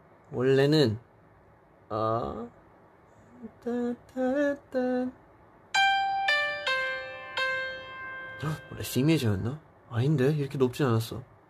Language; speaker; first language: Korean; non-native, fluent; English